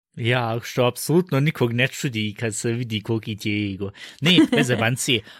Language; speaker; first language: Bosnian; early bilingual, heritage; Bosnian